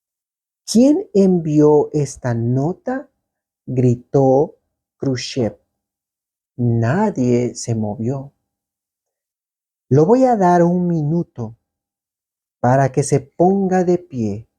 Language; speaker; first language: Spanish; native; Spanish